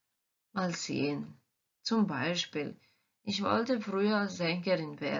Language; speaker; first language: German; non-native, fluent; Croatian